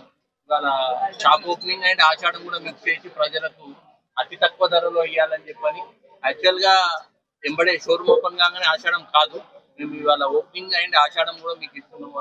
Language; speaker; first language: Telugu; native; Telugu